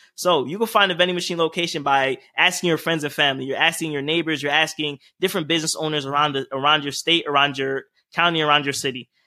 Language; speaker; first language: English; native; English